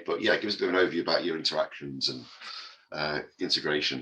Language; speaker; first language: English; native; English